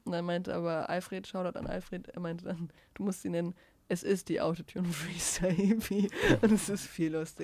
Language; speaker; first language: German; native; German